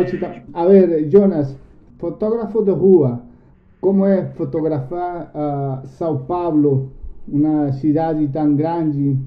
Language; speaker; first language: Portuguese; non-native, learner; Spanish